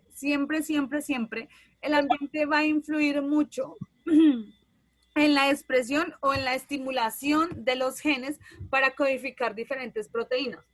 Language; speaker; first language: Spanish; native; Spanish